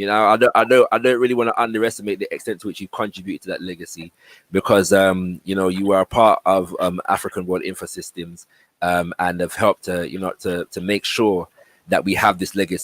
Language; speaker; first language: English; native; English